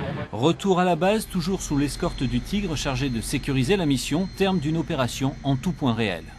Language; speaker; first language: French; native; French